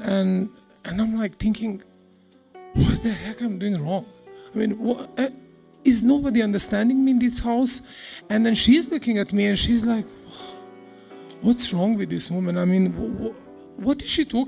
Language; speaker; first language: English; non-native, fluent; Serbian